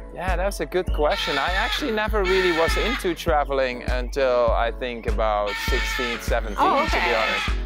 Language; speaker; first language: English; non-native, fluent; Limburgish